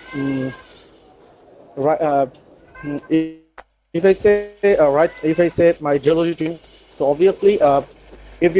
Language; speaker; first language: English; non-native, learner; Bangla